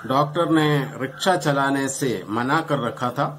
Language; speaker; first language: Hindi; non-native, local second language; Malayalam